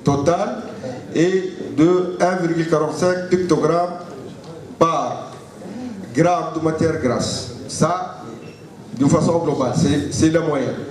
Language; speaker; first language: French; non-native, local second language; Arabic